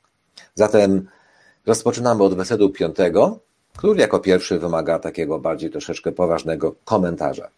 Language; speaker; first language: Polish; native; Polish